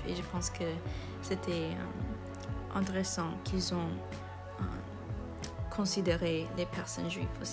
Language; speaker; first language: French; non-native, learner; English